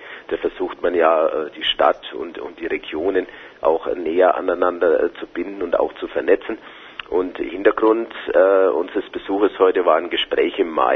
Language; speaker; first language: German; native; German